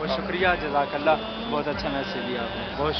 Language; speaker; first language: Urdu; native; Urdu